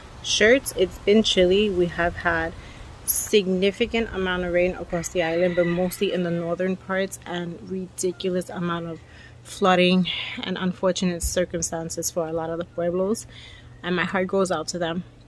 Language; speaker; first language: English; early bilingual, other home language; Spanish